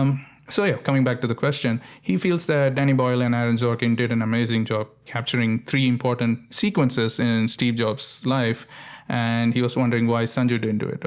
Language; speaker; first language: English; non-native, local second language; Tamil